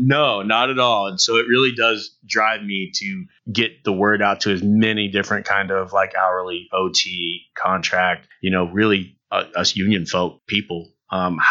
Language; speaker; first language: English; native; English